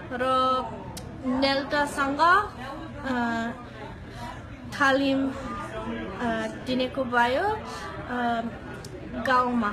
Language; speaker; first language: Nepali; non-native, learner; English